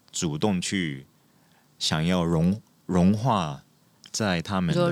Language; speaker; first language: Chinese; non-native, fluent; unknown